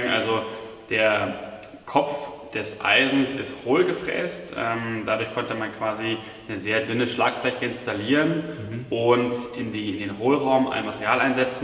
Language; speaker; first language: German; native; German